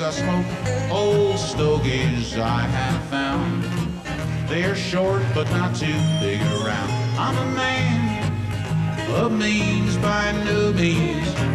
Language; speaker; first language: English; native; English